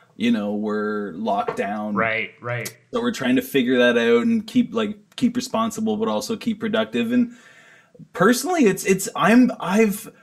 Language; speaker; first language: English; native; English